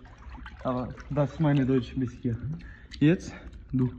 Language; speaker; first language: German; non-native, learner; Bulgarian